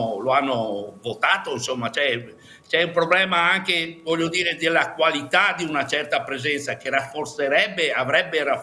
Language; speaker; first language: Italian; native; Italian